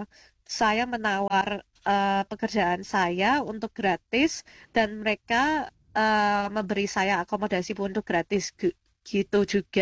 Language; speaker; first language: Indonesian; early bilingual, heritage; Indonesian